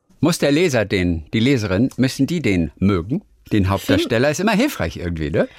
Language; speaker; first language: German; native; German